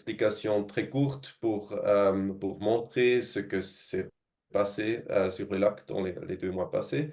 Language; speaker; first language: French; non-native, fluent; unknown